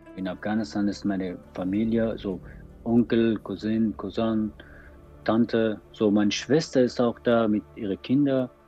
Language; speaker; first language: German; non-native, learner; Persian